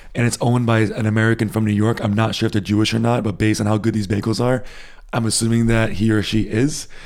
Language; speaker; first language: English; native; English